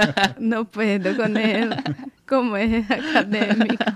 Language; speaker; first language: Spanish; non-native, learner; Portuguese